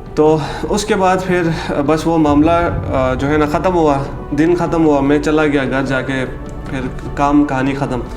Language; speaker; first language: Urdu; native; Urdu